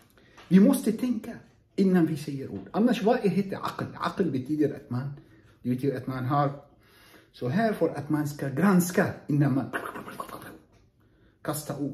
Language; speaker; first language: Swedish; non-native, fluent; Arabic